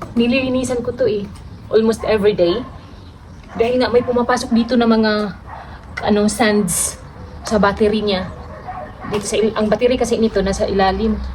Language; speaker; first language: Filipino; non-native, local second language; Cebuano